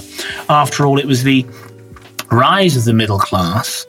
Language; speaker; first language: English; native; English